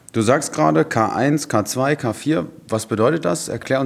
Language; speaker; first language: German; native; German